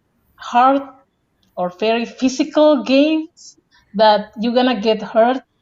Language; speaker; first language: English; non-native, fluent; Indonesian